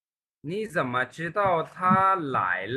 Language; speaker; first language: Chinese; non-native, fluent; Urdu